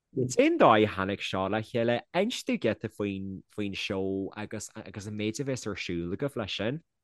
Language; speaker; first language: Irish; native; Irish